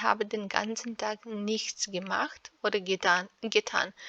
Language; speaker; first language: German; non-native, fluent; Serbian